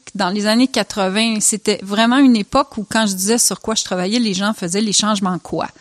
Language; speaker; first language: French; native; French